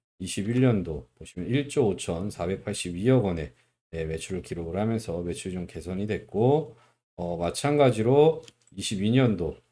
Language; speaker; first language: Korean; native; Korean